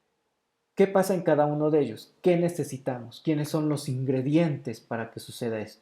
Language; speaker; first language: Spanish; native; Spanish